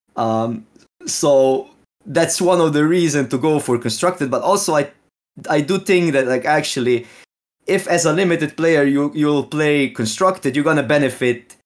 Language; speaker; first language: English; non-native, fluent; Slovenian